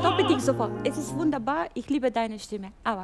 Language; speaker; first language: German; non-native, fluent; Bulgarian